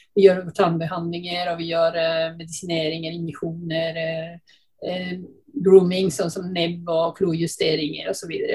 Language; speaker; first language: Norwegian; non-native, fluent; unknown